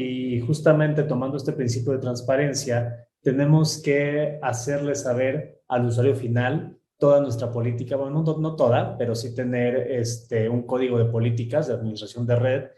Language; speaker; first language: Spanish; native; Spanish